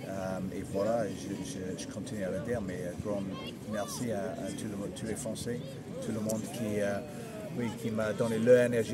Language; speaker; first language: French; non-native, fluent; English